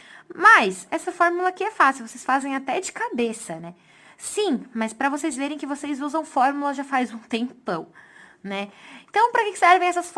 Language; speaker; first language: Portuguese; native; Portuguese